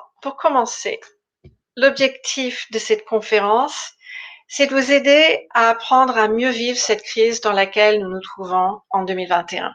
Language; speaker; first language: French; non-native, fluent; English